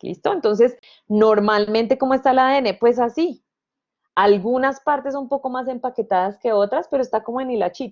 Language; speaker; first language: Spanish; native; Spanish